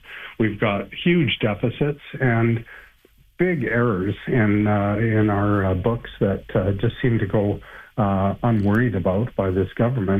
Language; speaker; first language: English; native; English